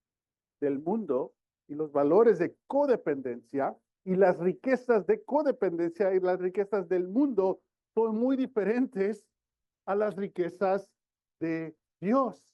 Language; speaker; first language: Spanish; early bilingual, heritage; Spanish